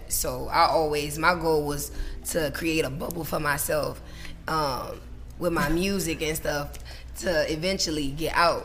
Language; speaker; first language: English; native; English